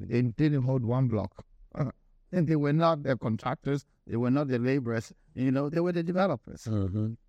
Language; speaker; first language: English; non-native, local second language; Akan